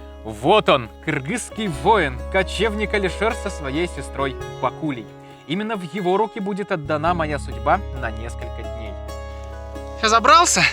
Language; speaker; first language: Russian; native; Russian